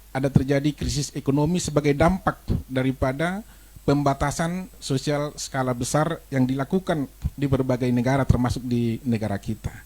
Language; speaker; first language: Indonesian; non-native, local second language; Batak Toba